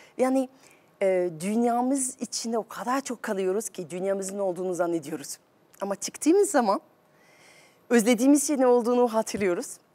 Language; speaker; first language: Turkish; non-native, fluent; French